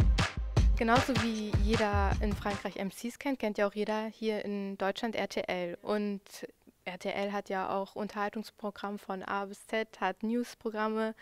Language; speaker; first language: German; native; German